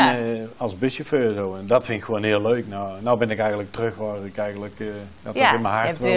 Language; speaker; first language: Dutch; native; Dutch